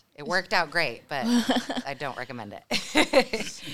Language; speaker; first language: English; early bilingual, other home language; Spanish